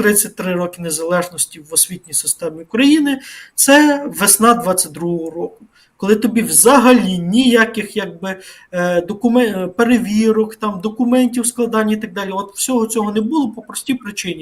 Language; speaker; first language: Ukrainian; native; Ukrainian